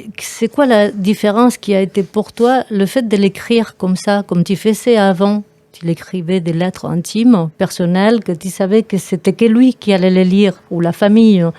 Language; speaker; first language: French; non-native, fluent; Spanish